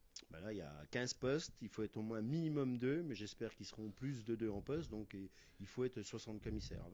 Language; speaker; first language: French; native; French